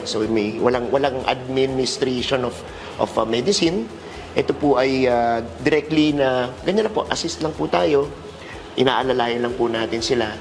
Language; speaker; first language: Filipino; native; Filipino